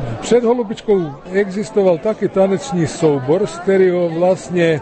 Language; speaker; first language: Czech; early bilingual, heritage; Czech